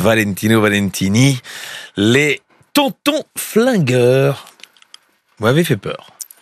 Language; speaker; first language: French; native; French